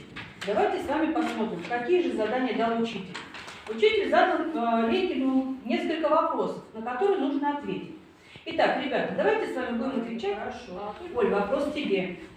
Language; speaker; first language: Russian; native; Russian